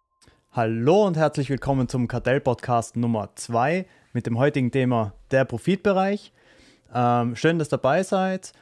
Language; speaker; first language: German; native; German